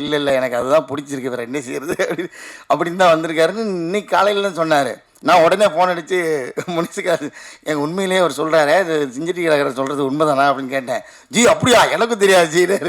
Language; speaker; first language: Tamil; native; Tamil